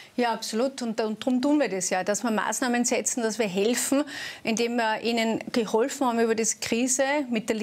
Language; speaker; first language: German; native; German